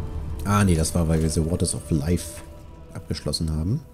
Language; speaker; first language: German; native; German